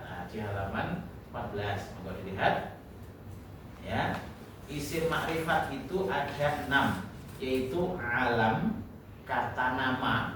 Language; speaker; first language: Indonesian; native; Indonesian